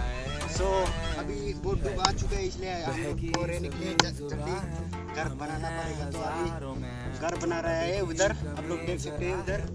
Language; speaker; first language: Hindi; non-native, local second language; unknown